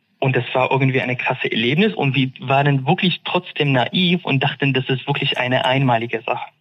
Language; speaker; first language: German; non-native, fluent; Arabic